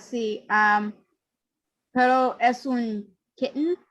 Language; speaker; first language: Spanish; non-native, learner; English